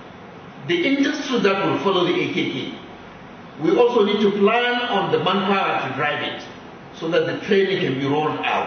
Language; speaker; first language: English; non-native, local second language; Hausa